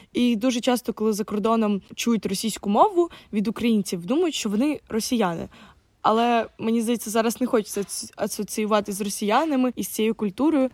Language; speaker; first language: Ukrainian; non-native, local second language; Russian